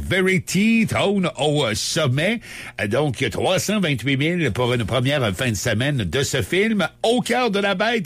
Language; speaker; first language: French; native; French